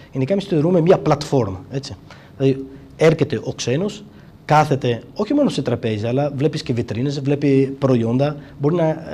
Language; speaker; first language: Greek; non-native, fluent; Italian